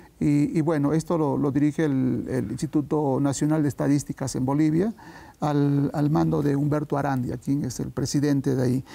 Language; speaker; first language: Spanish; native; Spanish